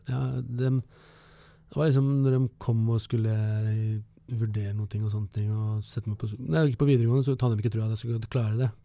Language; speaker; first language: Norwegian; early bilingual, other home language; Kurdish